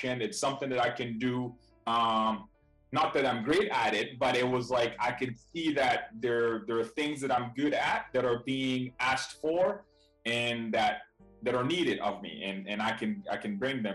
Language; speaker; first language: English; non-native, fluent; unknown